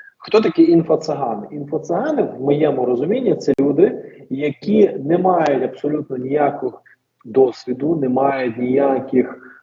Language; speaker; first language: Ukrainian; native; Ukrainian